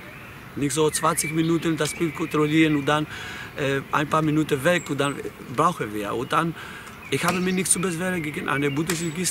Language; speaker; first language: German; non-native, fluent; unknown